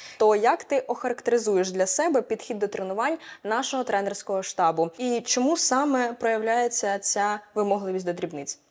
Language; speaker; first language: Ukrainian; native; Ukrainian